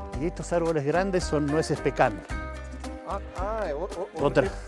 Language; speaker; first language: Spanish; native; Spanish